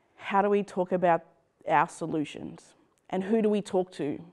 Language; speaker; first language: English; native; English